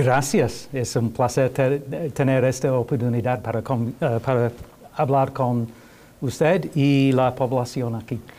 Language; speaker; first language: Spanish; non-native, learner; English